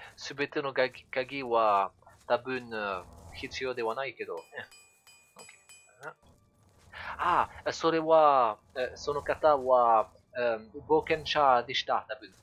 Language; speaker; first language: Japanese; non-native, learner; French